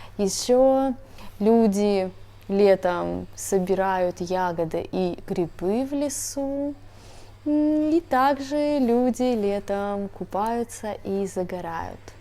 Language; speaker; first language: Russian; native; Russian